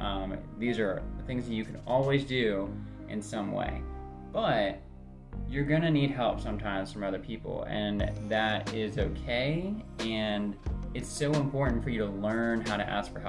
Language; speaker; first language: English; native; English